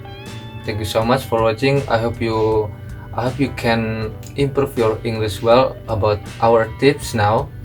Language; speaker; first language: English; non-native, learner; Indonesian